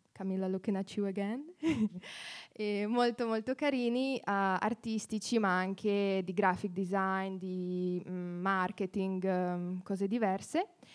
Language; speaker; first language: Italian; early bilingual, heritage; Italian